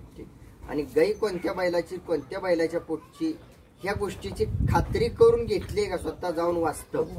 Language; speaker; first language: Marathi; native; Marathi